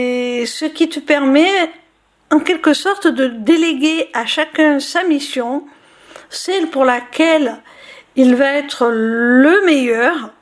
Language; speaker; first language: French; native; French